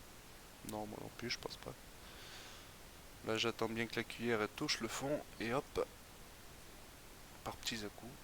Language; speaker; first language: French; native; French